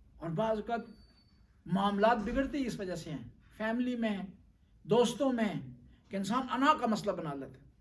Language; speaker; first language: Urdu; non-native, local second language; Punjabi